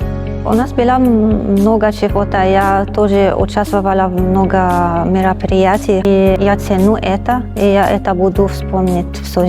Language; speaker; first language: Russian; non-native, learner; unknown